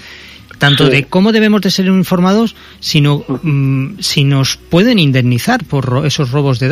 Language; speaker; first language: Spanish; native; Spanish